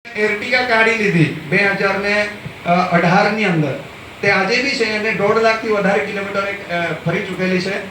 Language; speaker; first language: Gujarati; non-native, local second language; Gamit